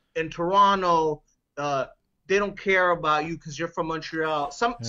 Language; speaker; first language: English; native; English